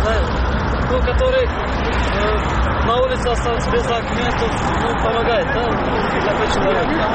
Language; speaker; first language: Russian; non-native, learner; Tajik